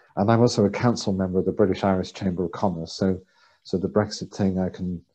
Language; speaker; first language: English; native; English